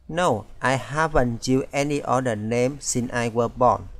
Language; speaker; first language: English; non-native, fluent; Vietnamese